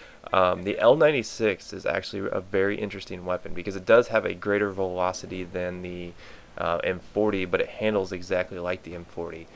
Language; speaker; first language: English; native; English